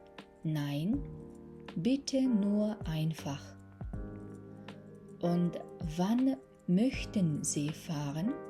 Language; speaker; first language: German; non-native, fluent; Mongolian